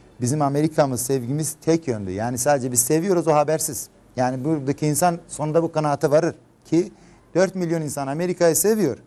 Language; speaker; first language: Turkish; non-native, fluent; Kurdish